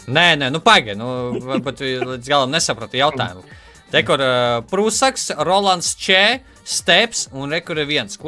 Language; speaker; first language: Latvian; native; Latvian